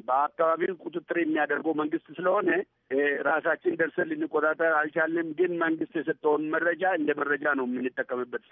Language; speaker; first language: Amharic; non-native, local second language; Oromo